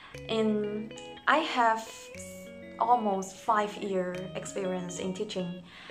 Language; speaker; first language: English; non-native, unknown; Chinese